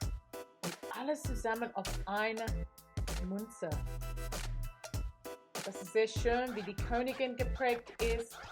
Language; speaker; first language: German; non-native, learner; English